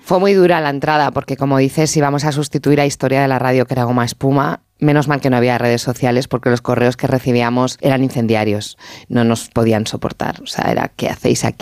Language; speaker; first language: Spanish; native; Spanish